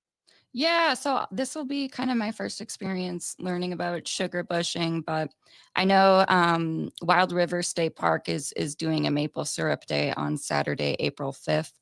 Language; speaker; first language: English; native; English